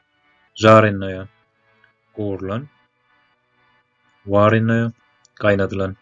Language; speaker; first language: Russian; non-native, local second language; Turkmen